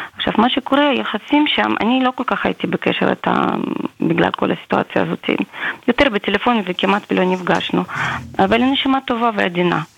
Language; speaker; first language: Hebrew; non-native, fluent; Russian